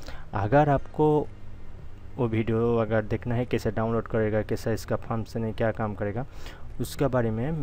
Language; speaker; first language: Hindi; non-native, local second language; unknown